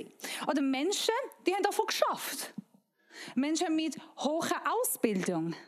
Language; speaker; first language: German; non-native, learner; Persian